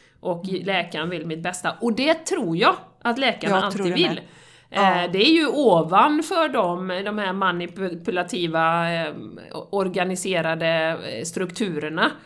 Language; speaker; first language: Swedish; native; Swedish